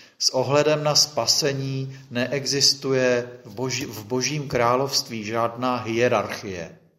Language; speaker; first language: Czech; native; Czech